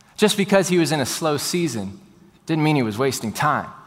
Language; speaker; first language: English; native; English